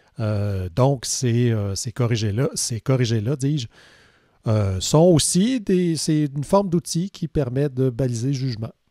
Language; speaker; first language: French; native; French